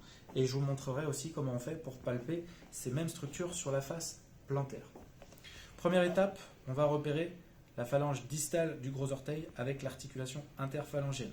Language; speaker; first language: French; native; French